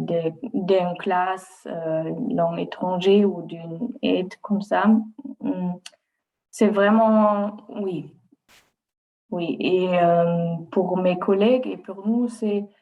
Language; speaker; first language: French; non-native, learner; German